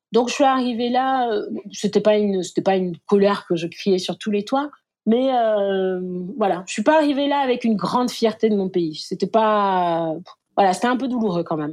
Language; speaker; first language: French; native; French